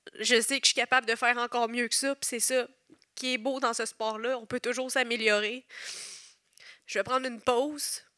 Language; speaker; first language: French; native; French